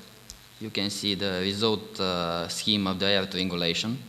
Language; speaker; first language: English; non-native, fluent; Bulgarian